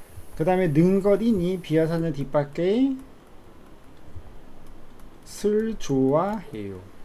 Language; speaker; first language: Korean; native; Korean